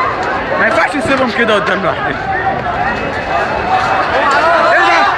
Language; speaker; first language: Arabic; native; Arabic